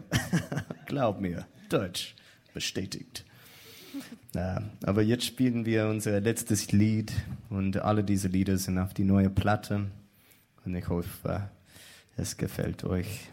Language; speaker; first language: German; non-native, learner; English